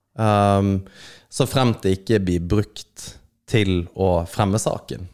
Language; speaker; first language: Norwegian; native; Norwegian